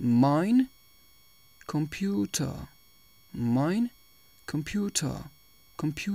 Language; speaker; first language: German; non-native, fluent; Tajik